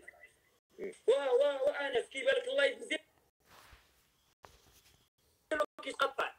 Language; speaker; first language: Italian; non-native, learner; Arabic